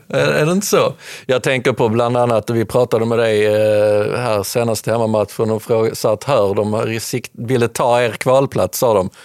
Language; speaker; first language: Swedish; native; Swedish